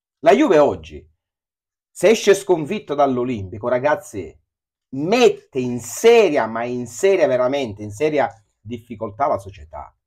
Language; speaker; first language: Italian; native; Italian